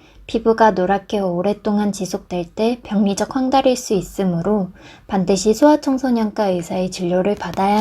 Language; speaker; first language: Korean; native; Korean